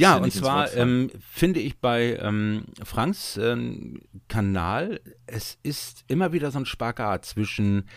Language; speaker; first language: German; native; German